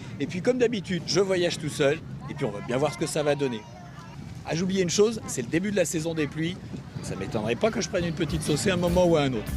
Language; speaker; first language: French; native; French